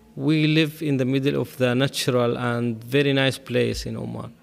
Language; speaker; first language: English; non-native, learner; Arabic